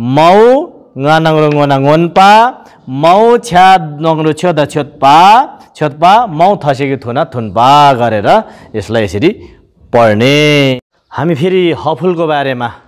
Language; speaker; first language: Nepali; non-native, local second language; Eastern Tamang